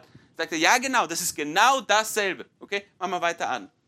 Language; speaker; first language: German; non-native, fluent; English